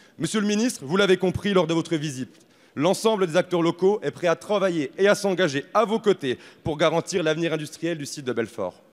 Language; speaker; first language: French; native; French